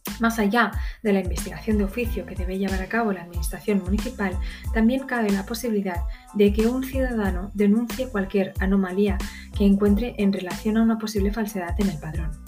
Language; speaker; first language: Spanish; native; Spanish